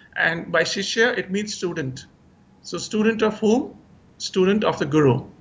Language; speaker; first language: English; early bilingual, other home language; Hindi